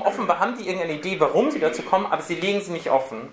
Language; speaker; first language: German; native; German